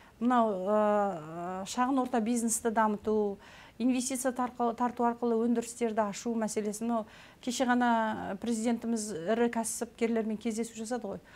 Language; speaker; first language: Kazakh; native; Kazakh